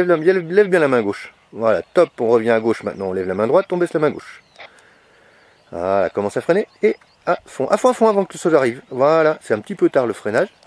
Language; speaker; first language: French; native; French